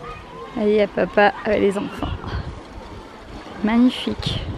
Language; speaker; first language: French; native; French